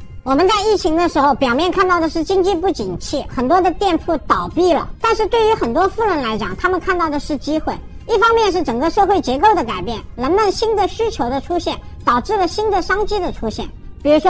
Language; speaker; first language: Chinese; native; Chinese